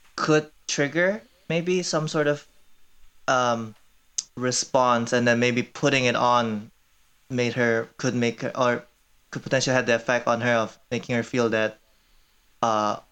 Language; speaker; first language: English; early bilingual, other home language; Korean